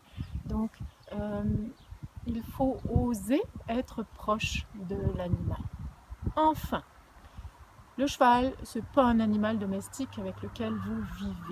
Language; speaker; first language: French; native; French